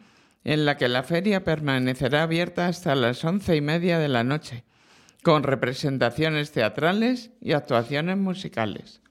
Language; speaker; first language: Spanish; native; Spanish